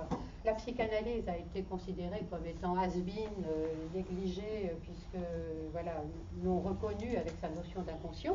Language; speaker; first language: French; native; French